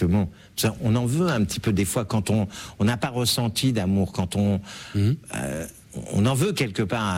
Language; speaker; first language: French; native; French